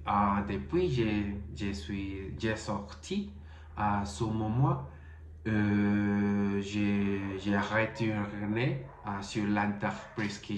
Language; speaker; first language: French; non-native, learner; Spanish